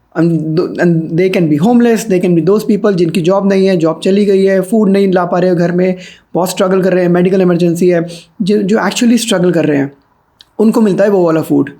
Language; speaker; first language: Hindi; native; Hindi